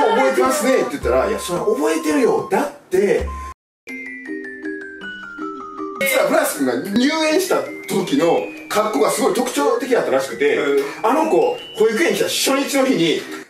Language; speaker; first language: Japanese; early bilingual, other home language; French